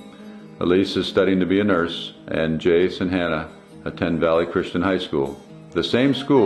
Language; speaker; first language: English; native; English